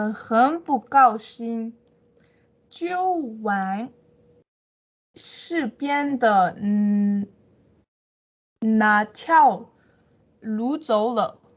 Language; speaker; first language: Chinese; non-native, learner; Tibetan